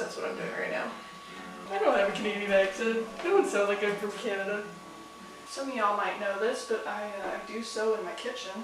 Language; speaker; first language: English; native; English